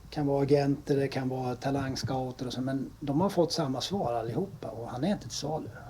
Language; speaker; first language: Swedish; native; Swedish